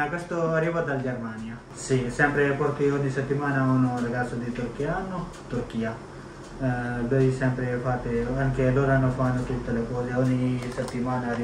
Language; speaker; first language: Italian; non-native, learner; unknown